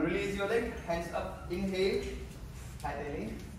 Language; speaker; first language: English; non-native, local second language; Hindi